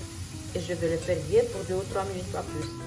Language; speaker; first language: French; non-native, fluent; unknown